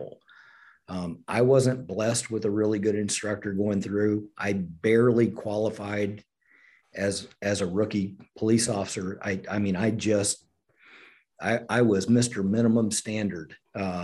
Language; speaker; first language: English; native; English